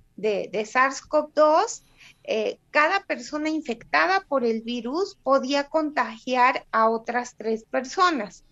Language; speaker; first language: Spanish; non-native, fluent; Russian